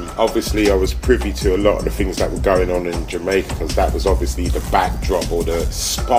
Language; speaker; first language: English; native; English